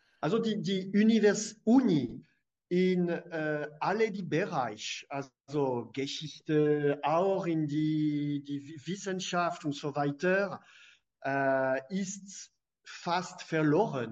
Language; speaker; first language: German; non-native, fluent; French